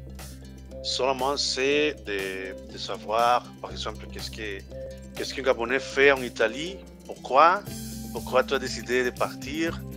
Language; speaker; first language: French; non-native, learner; Spanish